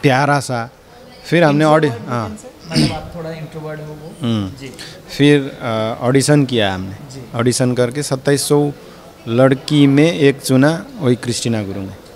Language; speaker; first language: Hindi; non-native, learner; Nepali